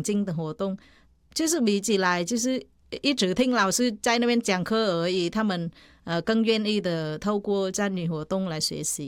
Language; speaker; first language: Chinese; non-native, fluent; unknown